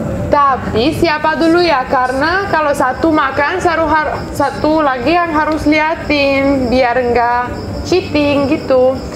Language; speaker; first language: Indonesian; non-native, fluent; Russian